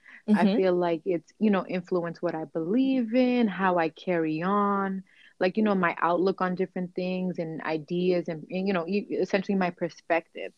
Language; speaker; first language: English; early bilingual, other home language; Kabuverdianu